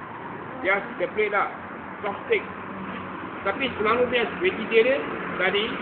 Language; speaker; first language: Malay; non-native, local second language; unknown